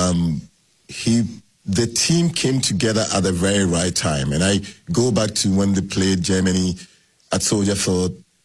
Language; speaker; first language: English; non-native, local second language; Akan